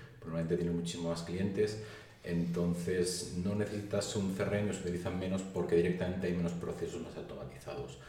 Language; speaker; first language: Spanish; native; Spanish